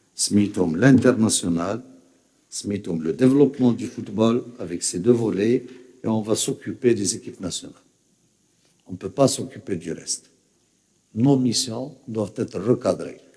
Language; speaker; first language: French; non-native, local second language; Arabic